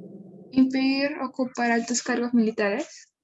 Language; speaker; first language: Spanish; native; Spanish